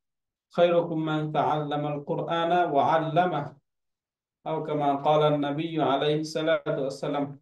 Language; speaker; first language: Arabic; non-native, fluent; Bangla